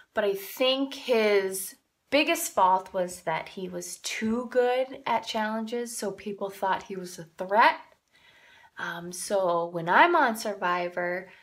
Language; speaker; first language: English; native; English